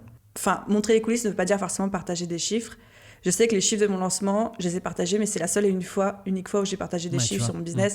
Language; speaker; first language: French; native; French